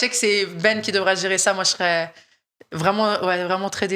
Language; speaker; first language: French; native; French